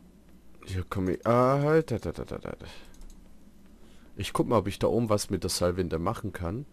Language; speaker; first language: German; native; German